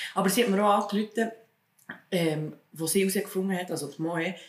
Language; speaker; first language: Swiss German; native; Swiss German